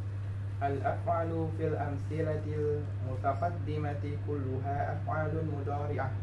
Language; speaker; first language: Arabic; non-native, learner; Indonesian